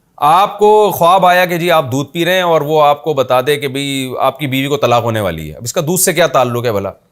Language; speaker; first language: Urdu; native; Urdu